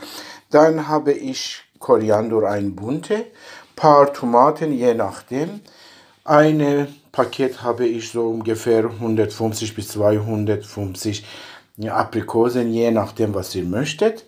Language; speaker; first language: German; non-native, fluent; Persian